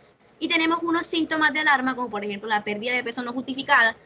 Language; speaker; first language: Spanish; native; Spanish